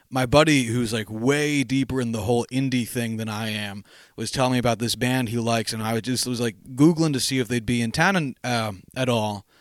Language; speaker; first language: English; native; English